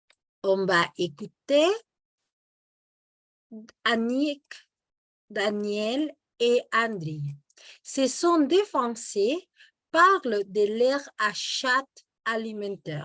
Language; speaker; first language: French; non-native, fluent; Spanish